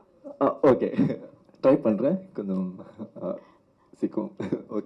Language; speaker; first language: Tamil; non-native, learner; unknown